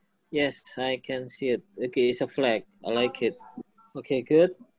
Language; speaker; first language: English; non-native, fluent; Indonesian